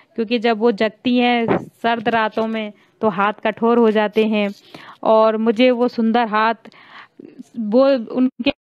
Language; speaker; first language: Hindi; native; Hindi